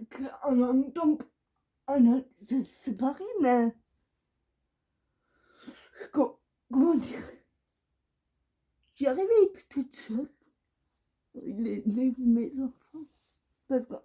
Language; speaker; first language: French; non-native, learner; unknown